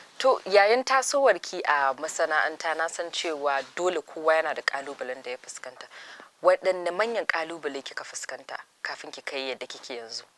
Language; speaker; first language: Hausa; native; Hausa